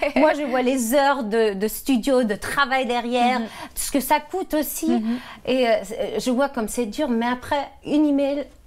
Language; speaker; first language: French; non-native, fluent; German